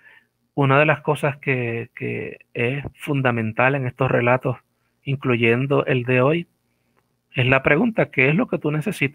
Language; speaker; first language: Spanish; native; Spanish